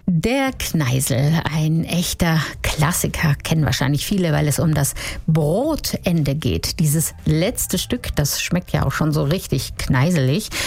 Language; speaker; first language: German; native; German